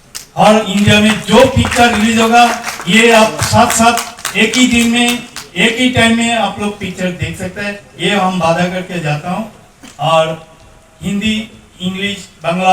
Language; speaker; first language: Hindi; non-native, local second language; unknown